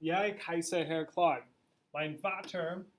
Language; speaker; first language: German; non-native, fluent; English